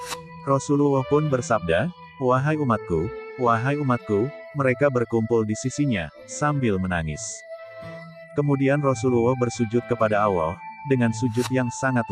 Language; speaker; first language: Indonesian; native; Indonesian